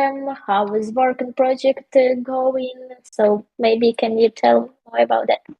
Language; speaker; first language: English; non-native, learner; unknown